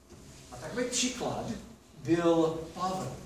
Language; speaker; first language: Czech; non-native, fluent; English